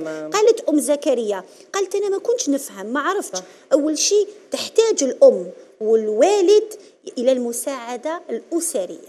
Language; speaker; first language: Arabic; native; Arabic